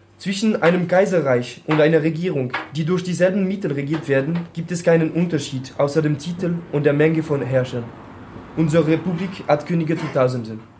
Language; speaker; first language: German; non-native, fluent; French